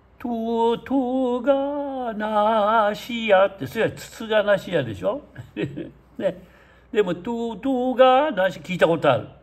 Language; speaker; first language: Japanese; native; Japanese